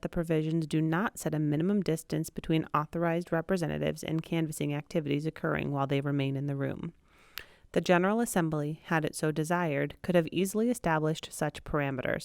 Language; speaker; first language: English; native; English